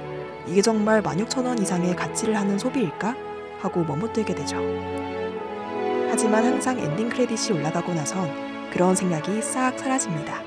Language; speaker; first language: Korean; native; Korean